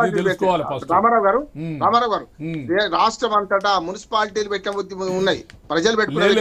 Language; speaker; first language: Telugu; native; Telugu